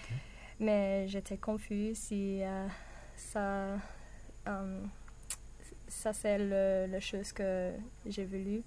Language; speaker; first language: French; non-native, learner; English